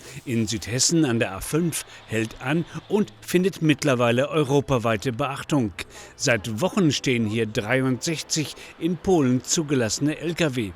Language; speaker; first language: German; native; German